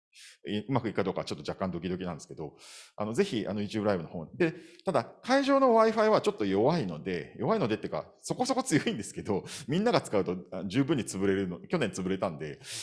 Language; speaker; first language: Japanese; native; Japanese